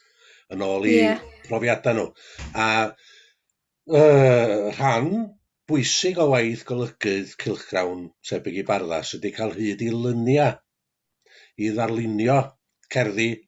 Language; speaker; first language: Welsh; native; Welsh